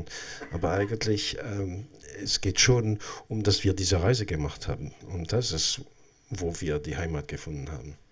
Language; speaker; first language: German; non-native, local second language; French